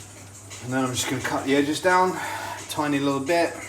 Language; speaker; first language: English; native; English